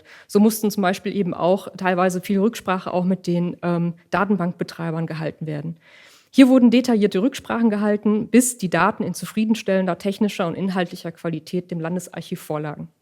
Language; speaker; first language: German; native; German